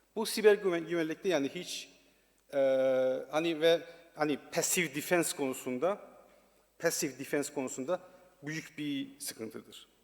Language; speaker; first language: Turkish; non-native, learner; Persian